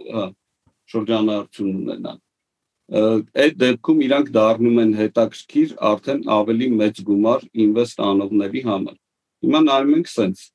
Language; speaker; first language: Armenian; native; Armenian